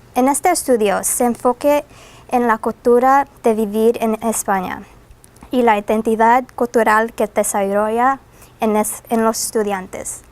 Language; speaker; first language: Spanish; non-native, fluent; English